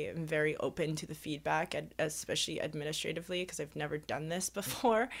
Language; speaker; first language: English; early bilingual, other home language; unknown